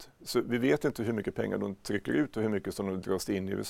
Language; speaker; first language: Swedish; native; Swedish